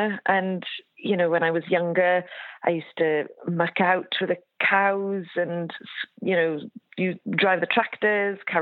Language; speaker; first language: English; native; English